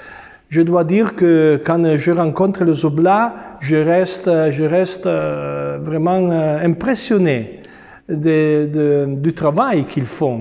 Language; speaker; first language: French; non-native, fluent; Italian